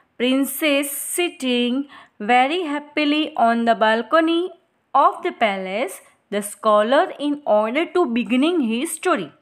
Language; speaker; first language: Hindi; non-native, local second language; Gujarati